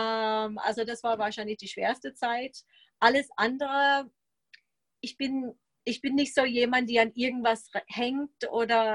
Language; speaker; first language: German; non-native, fluent; English